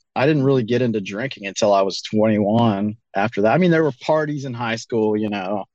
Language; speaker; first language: English; native; English